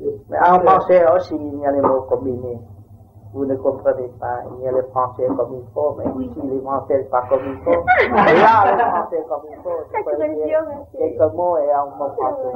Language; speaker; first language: French; non-native, learner; Vietnamese